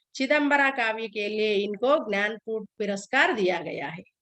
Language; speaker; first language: Hindi; non-native, local second language; Telugu